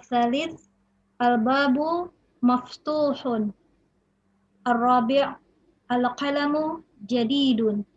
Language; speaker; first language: Arabic; non-native, learner; Indonesian